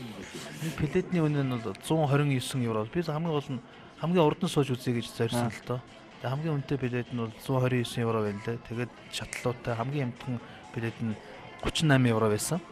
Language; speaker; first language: Mongolian; native; Mongolian